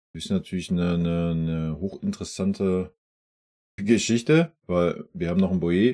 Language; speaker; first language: German; native; German